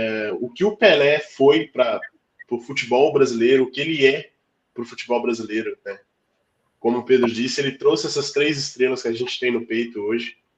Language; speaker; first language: Portuguese; native; Portuguese